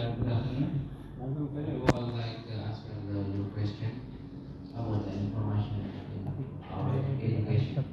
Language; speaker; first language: English; non-native, learner; Indonesian